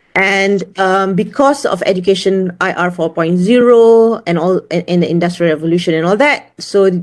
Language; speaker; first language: English; non-native, local second language; Malay